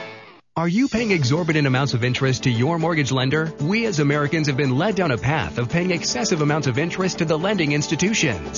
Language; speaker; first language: English; native; English